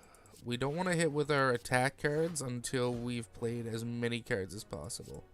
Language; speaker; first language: English; native; English